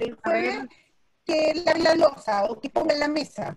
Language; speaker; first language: Spanish; native; Spanish